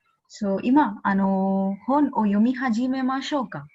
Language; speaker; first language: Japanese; non-native, fluent; Marathi